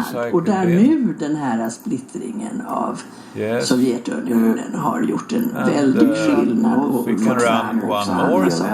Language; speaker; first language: Swedish; native; Swedish